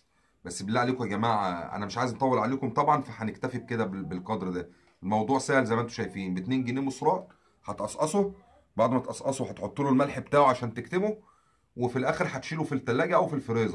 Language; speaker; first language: Arabic; native; Arabic